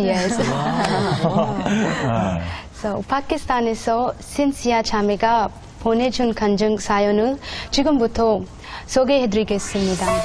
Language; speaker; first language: Korean; non-native, learner; Urdu